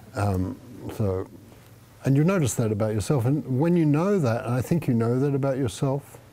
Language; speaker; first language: English; native; English